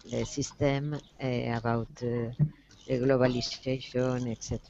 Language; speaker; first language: English; non-native, learner; Spanish